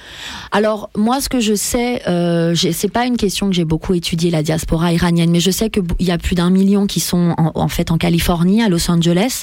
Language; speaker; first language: French; early bilingual, other home language; Persian